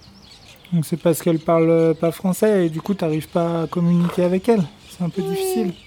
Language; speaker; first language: French; native; French